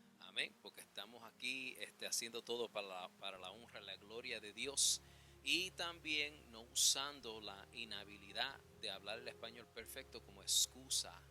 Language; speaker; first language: Spanish; early bilingual, heritage; Spanish